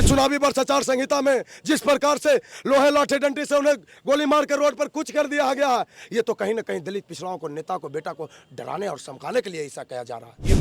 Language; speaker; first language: Hindi; native; Hindi